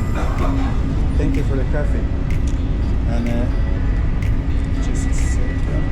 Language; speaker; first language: English; non-native, fluent; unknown